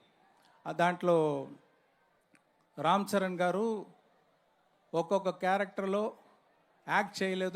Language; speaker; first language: Telugu; non-native, learner; Tamil